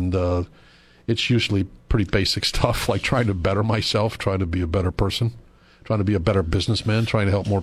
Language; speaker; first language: English; native; English